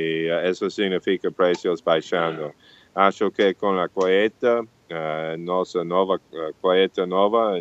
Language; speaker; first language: Portuguese; non-native, fluent; English